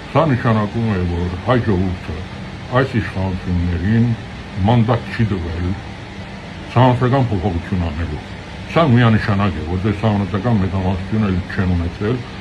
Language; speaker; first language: Armenian; early bilingual, heritage; Armenian